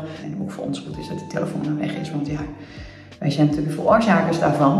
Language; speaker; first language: Dutch; native; Dutch